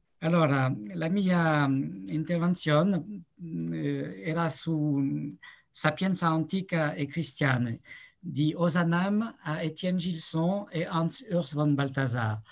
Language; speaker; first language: Italian; non-native, learner; French